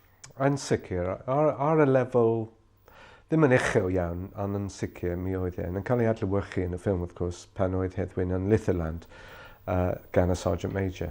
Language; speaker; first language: Welsh; non-native, fluent; English